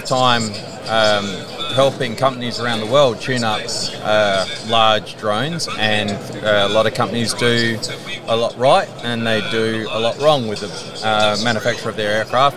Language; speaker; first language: English; native; English